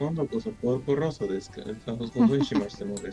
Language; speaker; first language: Japanese; non-native, learner; Spanish